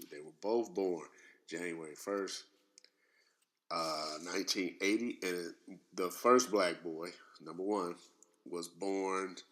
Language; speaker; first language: English; native; English